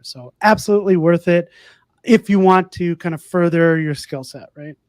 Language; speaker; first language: English; native; English